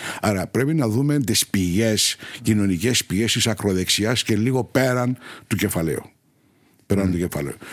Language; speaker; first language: Greek; non-native, local second language; Turkish